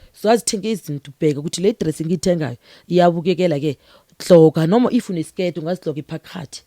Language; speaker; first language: Zulu; non-native, local second language; Venda